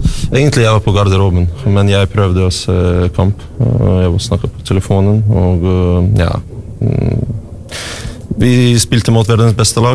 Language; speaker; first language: Norwegian; non-native, learner; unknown